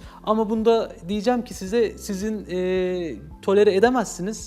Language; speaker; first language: Turkish; native; Turkish